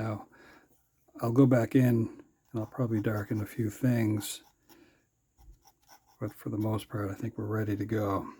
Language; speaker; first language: English; native; English